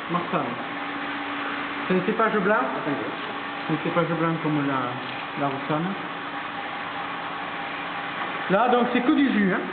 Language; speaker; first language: French; native; French